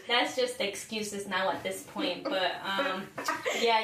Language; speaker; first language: English; early bilingual, other home language; Spanish